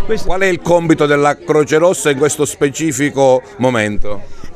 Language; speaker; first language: Italian; native; Italian